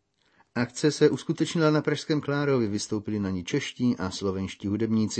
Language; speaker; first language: Czech; native; Czech